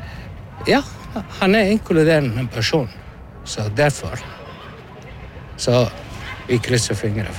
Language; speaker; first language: Norwegian; non-native, learner; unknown